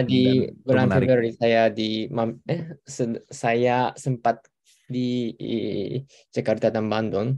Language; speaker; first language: Indonesian; non-native, fluent; Japanese